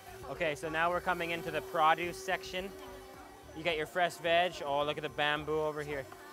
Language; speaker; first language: English; native; English